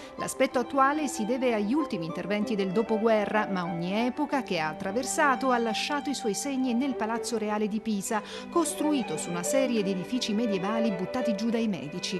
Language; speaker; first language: Italian; native; Italian